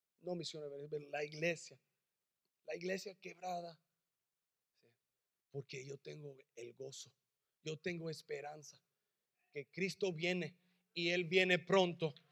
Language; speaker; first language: Spanish; early bilingual, heritage; English